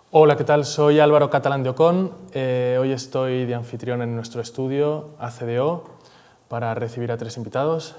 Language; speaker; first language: Spanish; native; Spanish